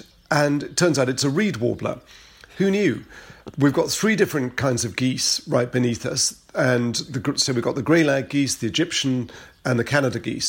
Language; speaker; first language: English; native; English